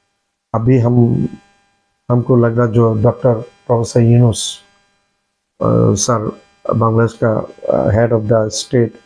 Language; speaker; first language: Hindi; non-native, learner; Bangla